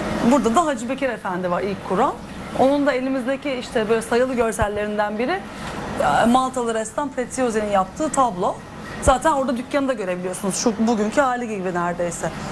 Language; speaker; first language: Turkish; native; Turkish